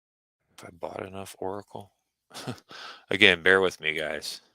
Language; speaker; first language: English; native; English